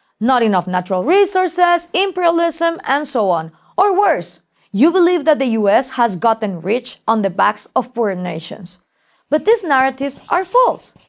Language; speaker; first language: English; non-native, fluent; Spanish